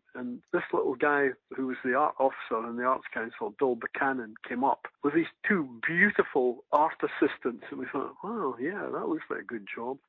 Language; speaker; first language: English; native; English